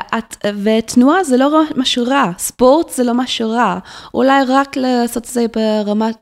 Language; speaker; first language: Hebrew; non-native, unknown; English